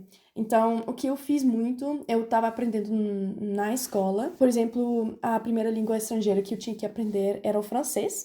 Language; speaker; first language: Portuguese; non-native, fluent; German